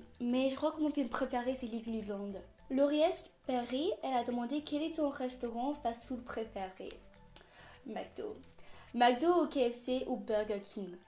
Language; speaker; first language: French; non-native, fluent; English